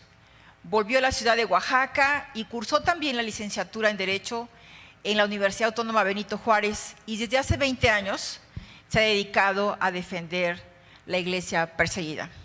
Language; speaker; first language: Spanish; native; Spanish